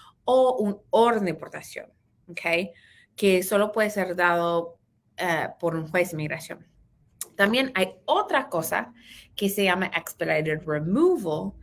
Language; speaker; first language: Spanish; early bilingual, heritage; Spanish